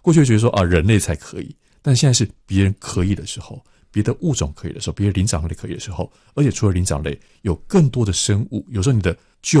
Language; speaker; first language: Chinese; native; Chinese